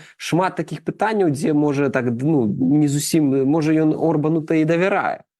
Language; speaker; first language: Belarusian; native; Belarusian